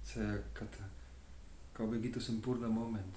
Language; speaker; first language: Indonesian; non-native, learner; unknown